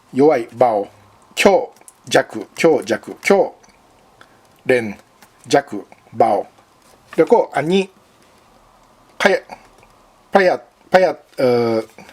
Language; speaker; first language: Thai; non-native, learner; Japanese